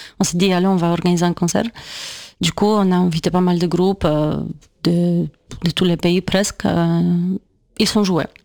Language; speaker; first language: French; non-native, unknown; Polish